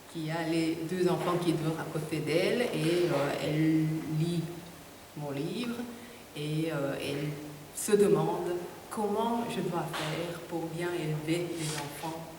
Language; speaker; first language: French; non-native, fluent; Korean